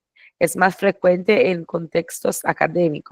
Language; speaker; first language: Spanish; non-native, fluent; Portuguese